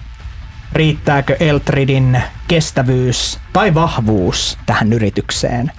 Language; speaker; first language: Finnish; native; Finnish